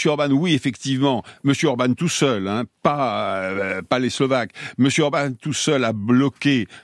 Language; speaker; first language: French; native; French